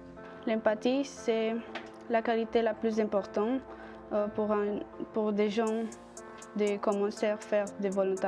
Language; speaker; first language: French; non-native, learner; Romanian